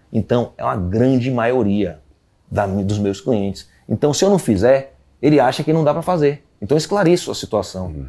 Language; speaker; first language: Portuguese; native; Portuguese